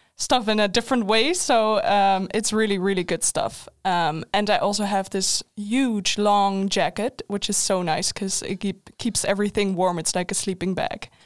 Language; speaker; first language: English; non-native, fluent; Dutch